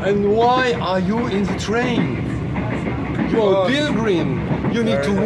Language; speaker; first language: English; non-native, learner; French